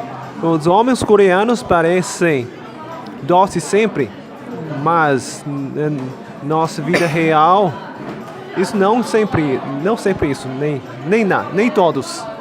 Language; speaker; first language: Portuguese; non-native, learner; Korean